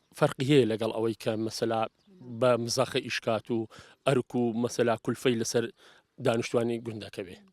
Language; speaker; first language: Central Kurdish; native; Central Kurdish